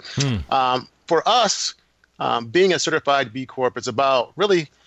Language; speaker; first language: English; native; English